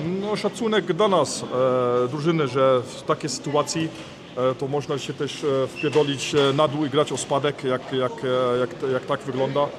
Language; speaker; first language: Polish; early bilingual, heritage; Polish